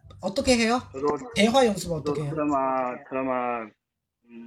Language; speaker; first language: Korean; non-native, learner; Chinese